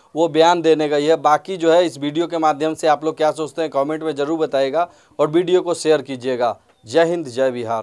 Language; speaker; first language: Hindi; native; Hindi